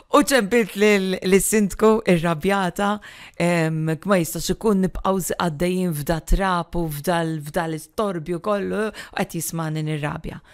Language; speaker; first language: Maltese; native; Maltese